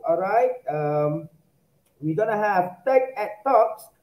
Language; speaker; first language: English; non-native, local second language; Malay